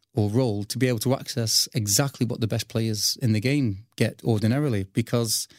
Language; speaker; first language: English; native; English